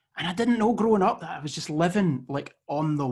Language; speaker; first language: English; native; English